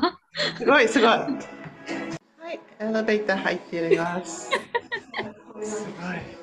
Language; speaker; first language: Japanese; non-native, learner; English